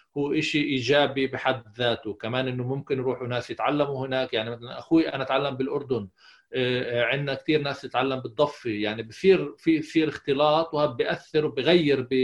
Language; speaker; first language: Arabic; native; Arabic